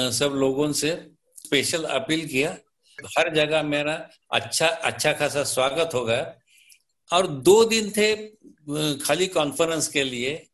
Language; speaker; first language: Hindi; non-native, local second language; Marathi